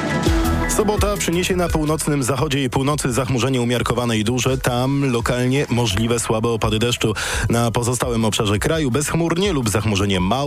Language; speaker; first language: Polish; native; Polish